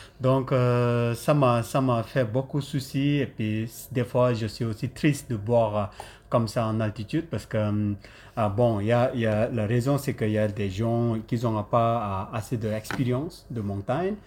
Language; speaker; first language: French; non-native, learner; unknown